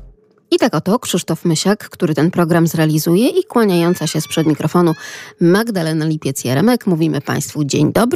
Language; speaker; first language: Polish; native; Polish